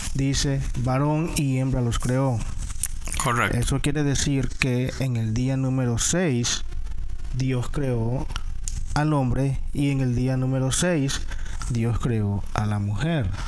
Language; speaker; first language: Spanish; native; Spanish